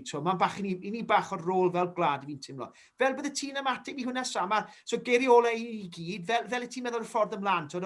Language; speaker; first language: Welsh; native; Welsh